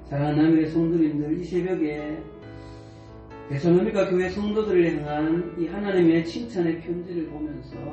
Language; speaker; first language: Korean; native; Korean